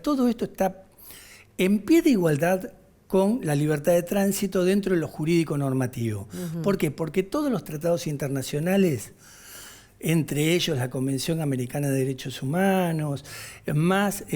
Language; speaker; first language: Spanish; native; Spanish